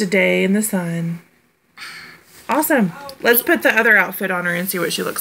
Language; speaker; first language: English; native; English